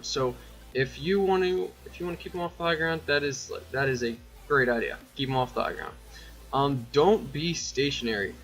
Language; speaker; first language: English; native; English